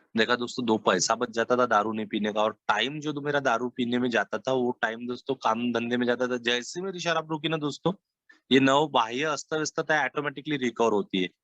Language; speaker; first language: Hindi; non-native, local second language; Marathi